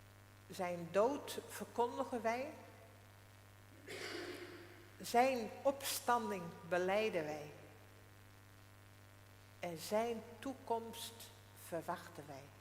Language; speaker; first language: Dutch; non-native, local second language; Western Frisian